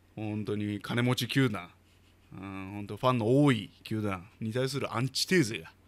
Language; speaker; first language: Japanese; native; Japanese